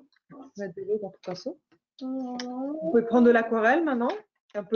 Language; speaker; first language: French; native; French